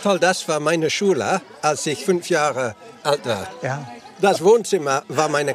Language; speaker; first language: German; non-native, learner; English